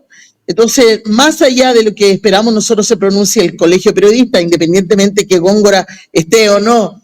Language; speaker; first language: Spanish; native; Spanish